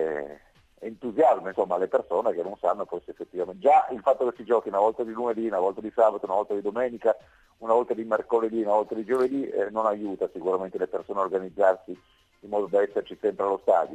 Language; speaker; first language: Italian; native; Italian